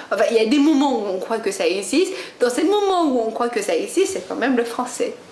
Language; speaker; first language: French; early bilingual, other home language; Persian